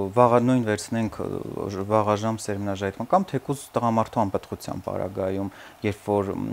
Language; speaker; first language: Armenian; native; Armenian